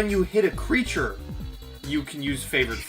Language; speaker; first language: English; native; English